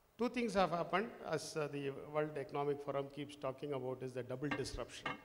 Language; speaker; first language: English; non-native, local second language; Tamil